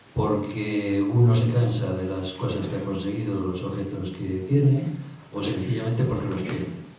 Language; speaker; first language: Spanish; native; Spanish